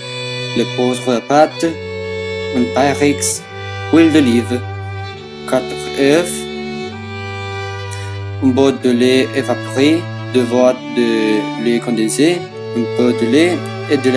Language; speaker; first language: French; non-native, learner; Spanish